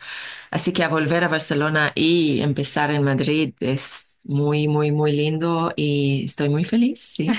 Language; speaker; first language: Spanish; non-native, learner; Hebrew